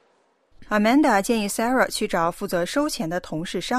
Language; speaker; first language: Chinese; native; Chinese